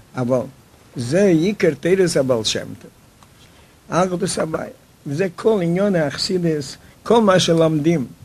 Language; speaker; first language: Hebrew; non-native, fluent; Yiddish